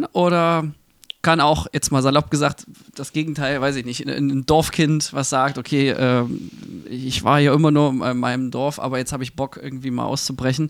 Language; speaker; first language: German; native; German